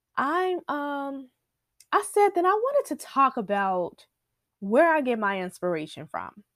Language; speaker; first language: English; native; English